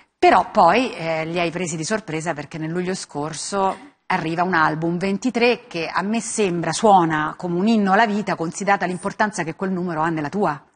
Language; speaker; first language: Italian; native; Italian